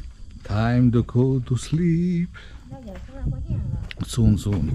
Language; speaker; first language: English; non-native, fluent; Italian